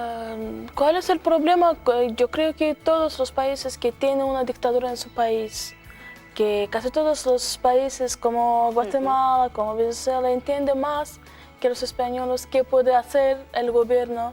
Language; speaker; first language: Spanish; non-native, learner; Azerbaijani